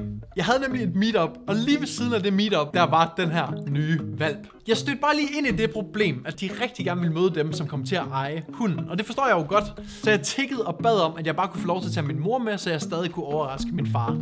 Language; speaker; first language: Danish; native; Danish